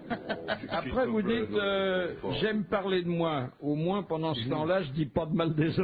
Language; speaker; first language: French; native; French